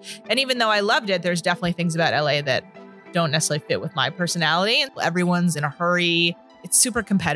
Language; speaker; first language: English; native; English